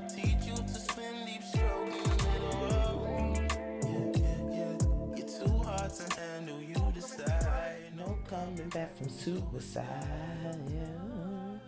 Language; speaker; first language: English; native; English